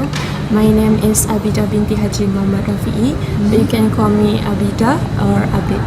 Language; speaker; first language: English; non-native, local second language; Malay